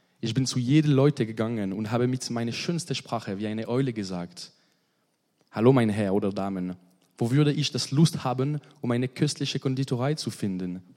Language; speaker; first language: German; non-native, learner; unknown